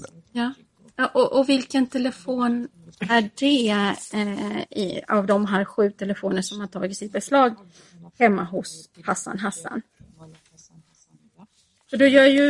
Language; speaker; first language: Swedish; native; Swedish